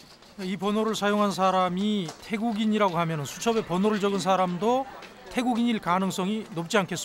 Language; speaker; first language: Korean; native; Korean